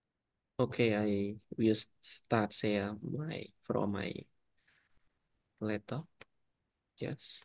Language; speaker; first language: English; non-native, learner; Khmer